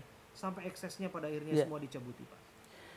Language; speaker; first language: Indonesian; native; Indonesian